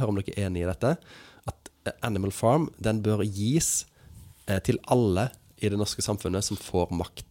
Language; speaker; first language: Norwegian; native; Norwegian